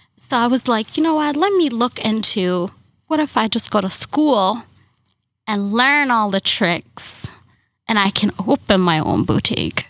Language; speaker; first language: English; early bilingual, other home language; Somali